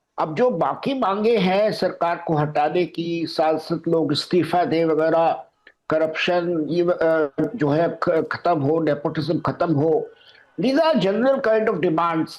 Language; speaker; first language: Hindi; native; Hindi